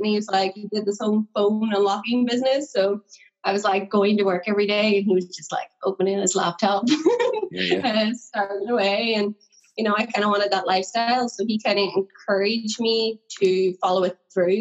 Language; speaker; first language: English; native; English